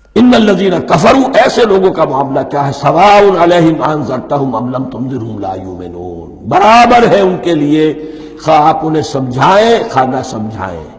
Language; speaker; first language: Urdu; native; Urdu